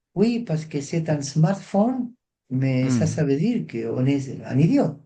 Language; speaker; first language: French; non-native, fluent; Spanish